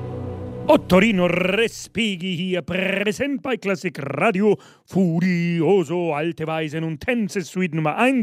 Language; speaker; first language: German; non-native, fluent; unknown